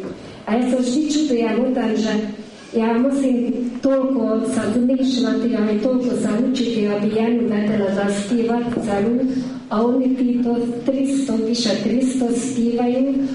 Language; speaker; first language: Slovak; early bilingual, heritage; Slovak